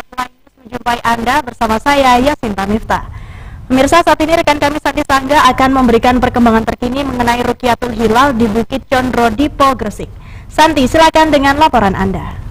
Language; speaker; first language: Indonesian; native; Indonesian